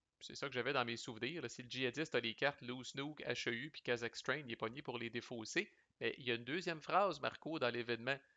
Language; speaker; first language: French; native; French